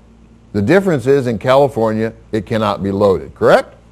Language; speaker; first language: English; native; English